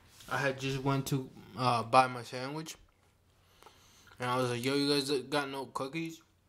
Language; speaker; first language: English; early bilingual, other home language; Spanish